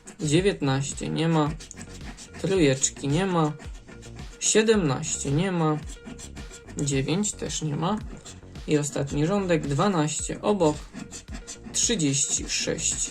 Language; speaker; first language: Polish; native; Polish